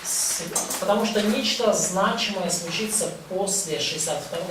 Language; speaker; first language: Russian; native; Russian